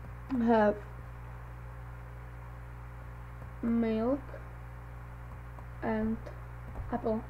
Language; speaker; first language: English; non-native, learner; Czech